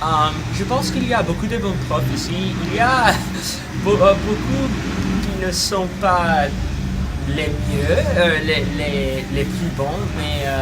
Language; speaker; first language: French; non-native, learner; English